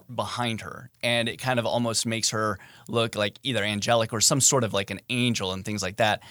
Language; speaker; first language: English; native; English